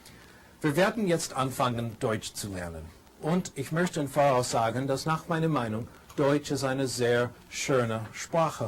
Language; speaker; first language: German; non-native, fluent; English